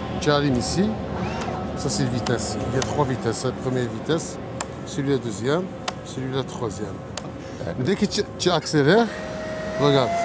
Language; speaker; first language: French; native; French